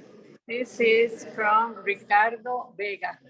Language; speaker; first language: English; non-native, fluent; Spanish